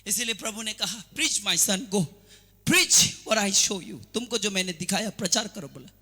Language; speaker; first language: Hindi; non-native, local second language; Assamese